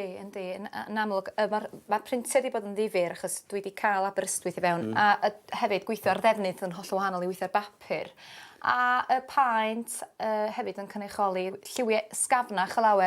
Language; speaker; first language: Welsh; native; Welsh